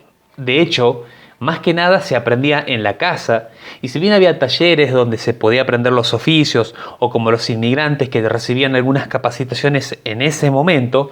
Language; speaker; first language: Spanish; native; Spanish